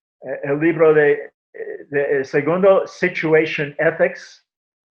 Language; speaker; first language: Spanish; non-native, fluent; English